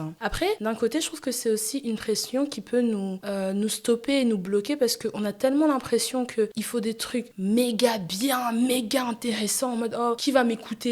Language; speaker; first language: French; native; French